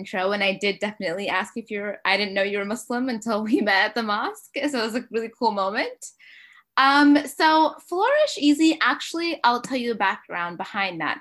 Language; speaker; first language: English; native; English